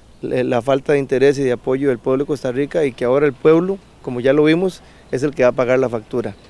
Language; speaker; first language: Spanish; native; Spanish